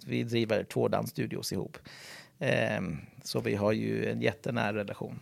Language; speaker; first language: Swedish; non-native, fluent; English